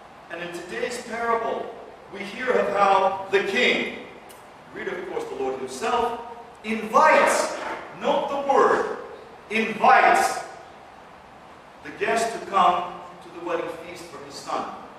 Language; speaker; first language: English; early bilingual, other home language; Russian